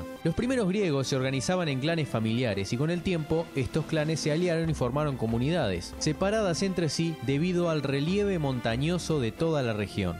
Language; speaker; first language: Spanish; native; Spanish